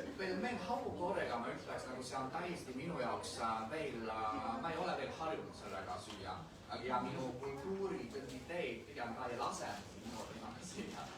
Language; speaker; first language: Estonian; non-native, fluent; Chinese